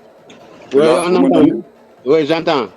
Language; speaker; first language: French; non-native, local second language; Wolof